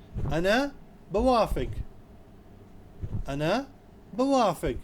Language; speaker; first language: Arabic; non-native, fluent; Urdu